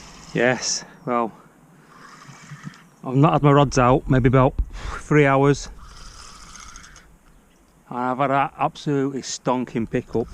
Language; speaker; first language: English; native; English